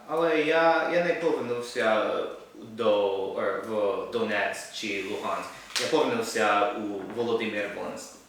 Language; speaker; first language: Ukrainian; non-native, learner; English